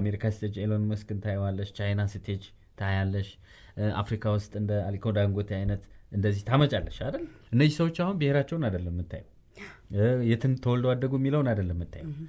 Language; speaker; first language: Amharic; native; Amharic